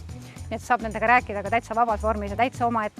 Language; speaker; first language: Estonian; native; Estonian